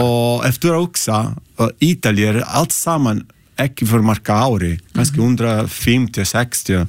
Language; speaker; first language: Icelandic; non-native, learner; Italian